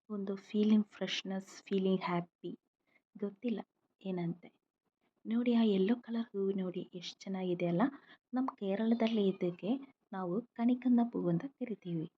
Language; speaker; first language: Kannada; non-native, local second language; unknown